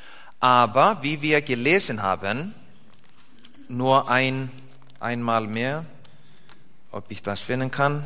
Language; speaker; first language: German; non-native, fluent; Icelandic